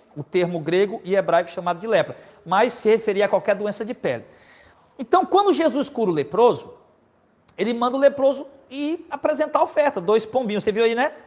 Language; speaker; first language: Portuguese; native; Portuguese